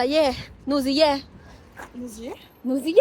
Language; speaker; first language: French; native; French